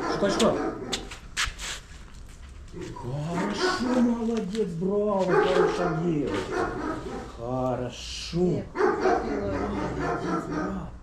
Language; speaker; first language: Russian; non-native, local second language; Ukrainian